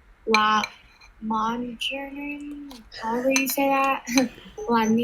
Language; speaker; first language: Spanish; non-native, learner; English